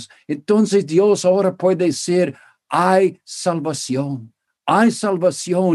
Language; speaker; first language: Spanish; non-native, fluent; English